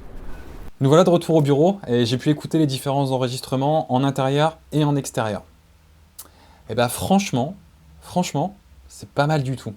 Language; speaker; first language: French; native; French